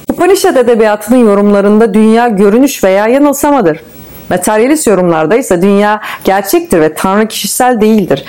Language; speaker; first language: Turkish; native; Turkish